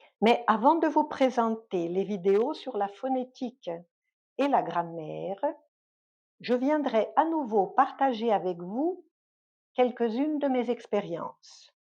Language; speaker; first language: French; native; French